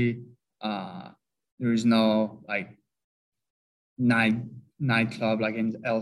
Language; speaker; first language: English; non-native, fluent; French